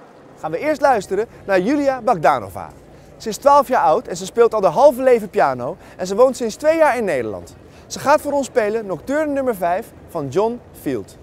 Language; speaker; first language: Dutch; native; Dutch